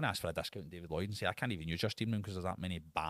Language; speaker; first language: English; native; English